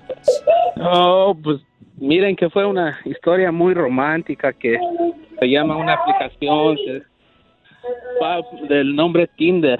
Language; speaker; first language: Spanish; native; Spanish